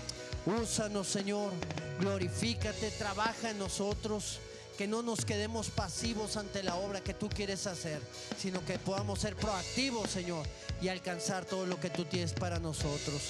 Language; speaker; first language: Spanish; native; Spanish